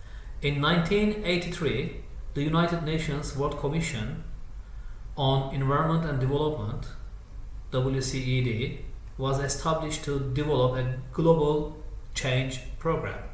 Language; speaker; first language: English; non-native, fluent; Turkish